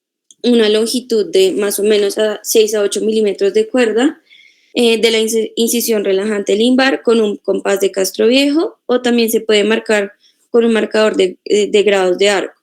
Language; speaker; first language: Spanish; native; Spanish